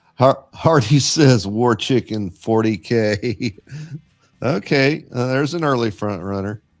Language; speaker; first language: English; native; English